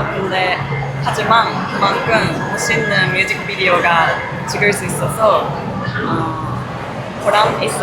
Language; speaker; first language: Korean; non-native, learner; Japanese